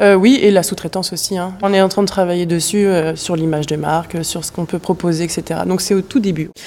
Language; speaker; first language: French; native; French